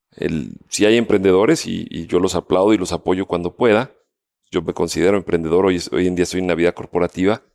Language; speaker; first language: Spanish; native; Spanish